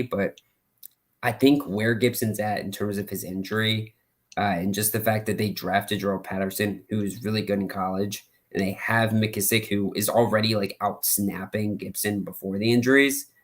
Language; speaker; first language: English; native; English